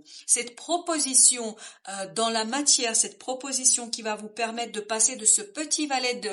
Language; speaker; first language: French; native; French